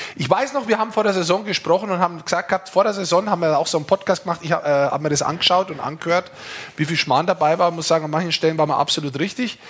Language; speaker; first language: German; native; German